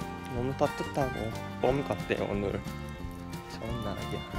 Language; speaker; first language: Korean; non-native, fluent; Japanese